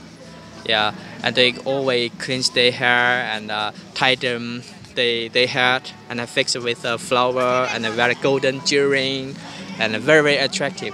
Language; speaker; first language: English; non-native, learner; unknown